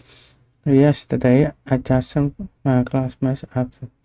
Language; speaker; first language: English; non-native, learner; Vietnamese